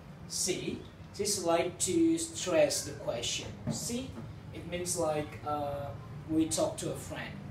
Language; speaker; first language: English; non-native, fluent; Indonesian